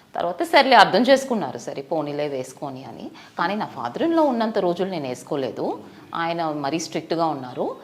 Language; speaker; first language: Telugu; non-native, fluent; Tamil